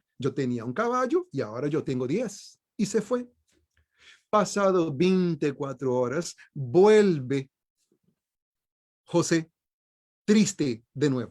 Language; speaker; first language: Spanish; non-native, fluent; Portuguese